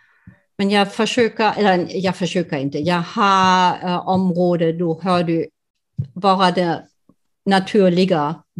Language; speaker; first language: Swedish; non-native, fluent; German